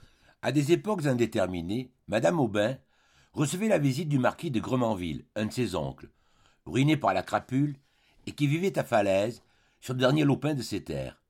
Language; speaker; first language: French; native; French